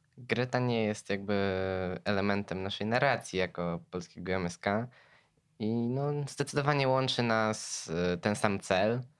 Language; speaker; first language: Polish; native; Polish